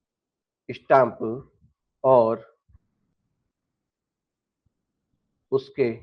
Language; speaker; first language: Hindi; native; Hindi